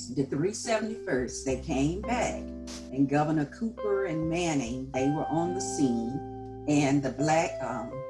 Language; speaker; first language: English; native; English